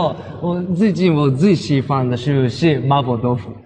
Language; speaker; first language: Chinese; non-native, learner; Japanese